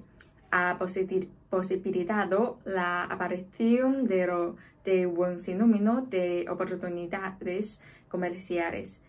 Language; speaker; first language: Spanish; non-native, fluent; Chinese